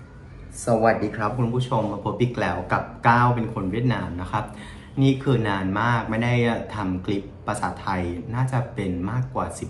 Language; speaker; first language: Thai; non-native, fluent; Vietnamese